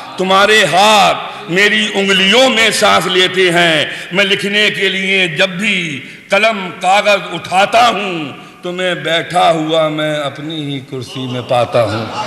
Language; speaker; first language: Urdu; native; Urdu